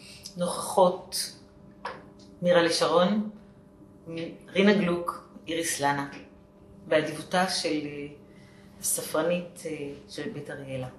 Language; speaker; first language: Hebrew; native; Hebrew